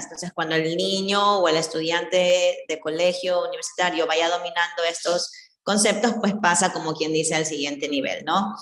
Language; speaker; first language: Spanish; native; Spanish